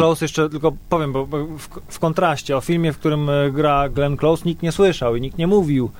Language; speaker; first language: Polish; native; Polish